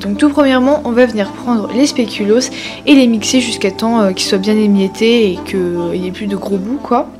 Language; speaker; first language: French; native; French